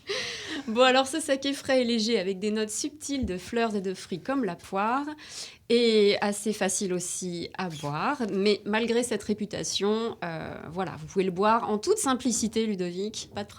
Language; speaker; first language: French; native; French